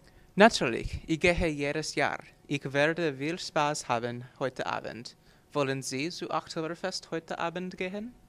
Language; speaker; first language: German; non-native, learner; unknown